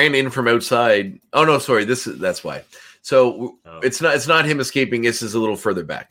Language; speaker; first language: English; native; English